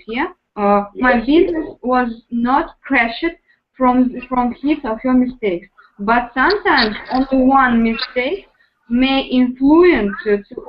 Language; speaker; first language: English; non-native, learner; Russian